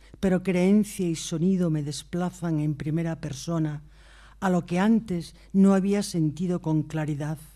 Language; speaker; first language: Spanish; native; Spanish